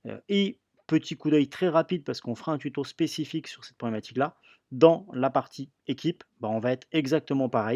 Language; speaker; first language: French; native; French